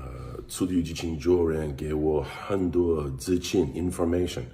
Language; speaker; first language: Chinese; non-native, learner; English